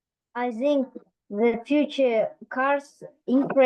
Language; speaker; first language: English; non-native, learner; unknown